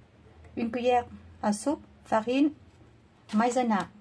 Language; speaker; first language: French; non-native, learner; Vietnamese